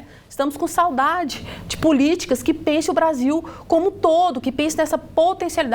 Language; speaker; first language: Portuguese; native; Portuguese